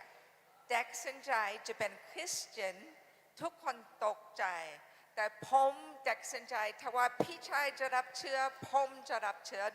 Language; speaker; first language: Thai; non-native, fluent; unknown